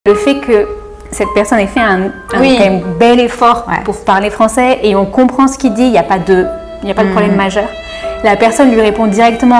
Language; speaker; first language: French; native; French